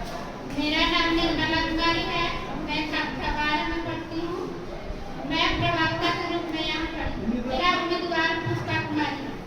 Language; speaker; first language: Hindi; native; Hindi